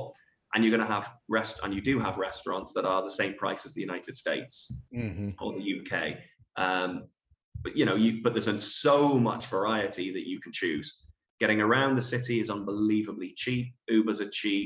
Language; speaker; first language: English; native; English